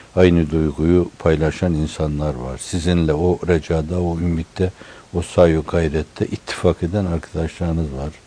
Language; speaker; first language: Turkish; native; Turkish